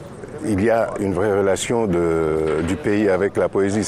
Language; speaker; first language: French; non-native, fluent; Greek